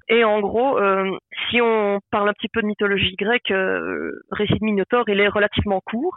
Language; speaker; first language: French; native; French